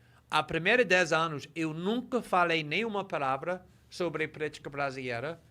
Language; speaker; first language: Portuguese; non-native, fluent; English